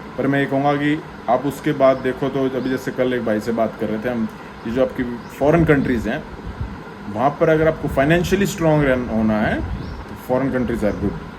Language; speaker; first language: Hindi; native; Hindi